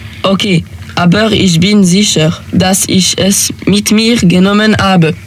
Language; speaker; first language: German; non-native, learner; French